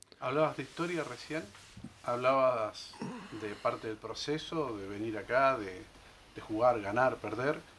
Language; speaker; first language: Spanish; native; Spanish